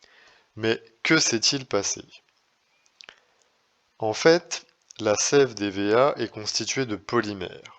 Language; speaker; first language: French; native; French